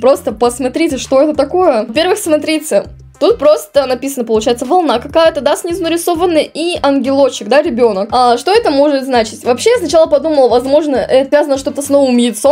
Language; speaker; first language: Russian; native; Russian